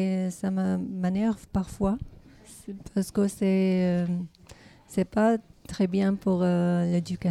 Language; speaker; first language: French; non-native, learner; Arabic